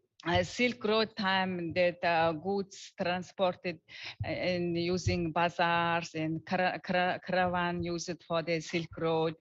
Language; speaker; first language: English; non-native, learner; Mongolian